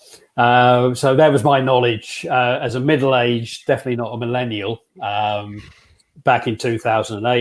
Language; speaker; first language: English; native; English